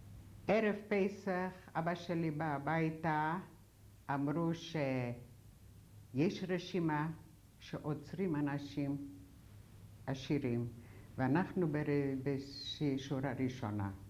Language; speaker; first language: Hebrew; non-native, fluent; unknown